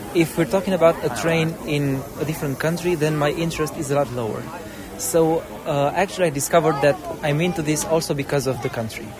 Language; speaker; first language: English; non-native, fluent; Romanian